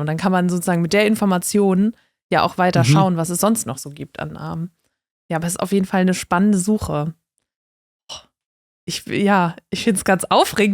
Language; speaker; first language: German; native; German